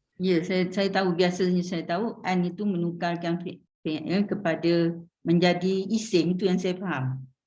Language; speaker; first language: Malay; native; Malay